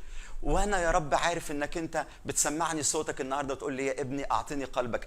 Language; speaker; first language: Arabic; native; Arabic